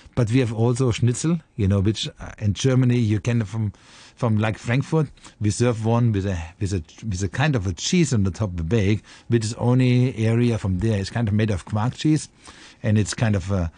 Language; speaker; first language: English; non-native, fluent; German